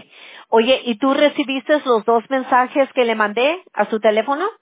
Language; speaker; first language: Spanish; early bilingual, heritage; English